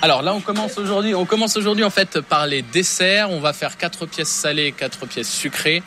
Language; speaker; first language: French; native; French